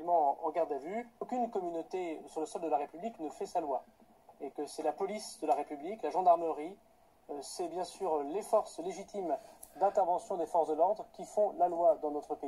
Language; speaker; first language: French; native; French